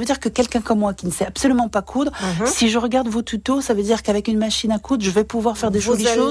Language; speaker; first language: French; native; French